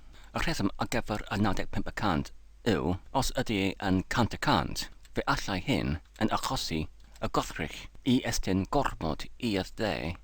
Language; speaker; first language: Welsh; non-native, learner; English